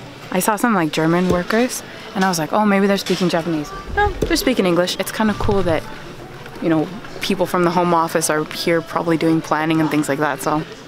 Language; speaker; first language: English; native; English